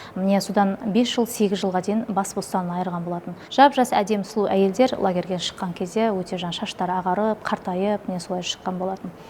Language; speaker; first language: Kazakh; native; Kazakh